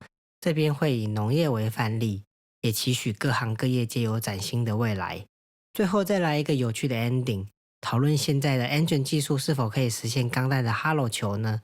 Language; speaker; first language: Chinese; native; Chinese